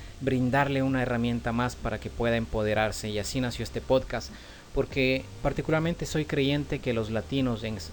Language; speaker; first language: Spanish; native; Spanish